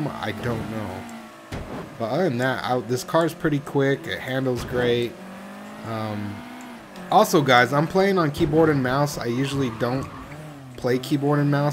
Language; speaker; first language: English; native; English